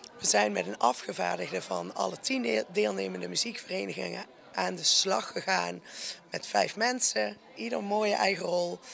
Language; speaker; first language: Dutch; native; Dutch